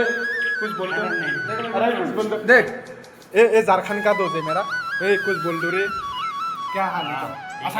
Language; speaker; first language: Hindi; non-native, local second language; Assamese